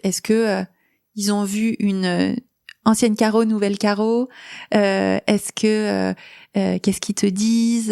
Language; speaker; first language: French; native; French